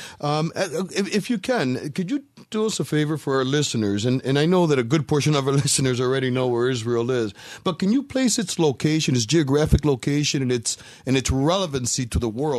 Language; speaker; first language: English; early bilingual, other home language; Spanish